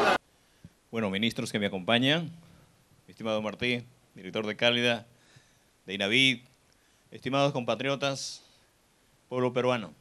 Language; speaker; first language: Spanish; native; Spanish